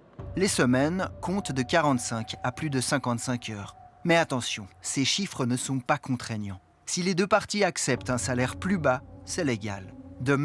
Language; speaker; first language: French; native; French